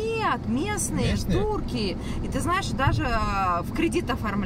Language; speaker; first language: Russian; native; Russian